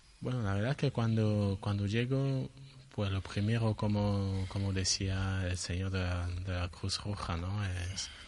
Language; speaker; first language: Spanish; non-native, fluent; French